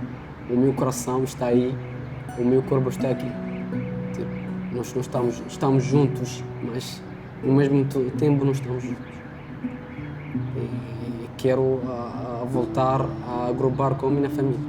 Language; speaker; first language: Portuguese; non-native, learner; Arabic